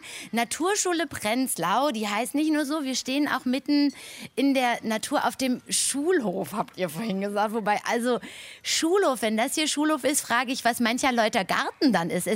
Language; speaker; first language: German; native; German